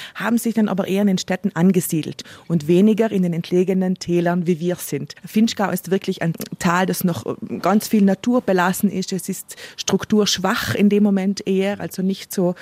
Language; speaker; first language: German; native; German